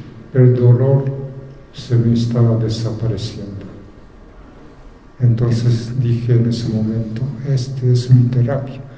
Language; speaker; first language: Spanish; non-native, fluent; Japanese